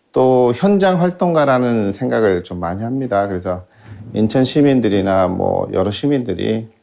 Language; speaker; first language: Korean; native; Korean